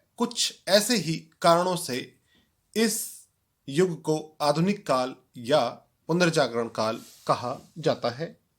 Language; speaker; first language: Hindi; native; Hindi